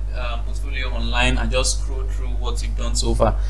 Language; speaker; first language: English; non-native, local second language; Yoruba